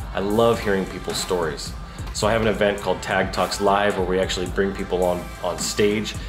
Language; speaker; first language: English; native; English